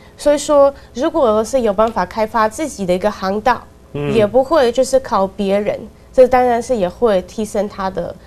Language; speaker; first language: Chinese; non-native, fluent; Russian